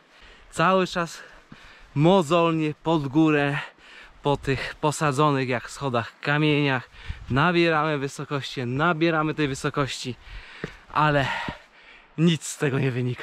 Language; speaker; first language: Polish; native; Polish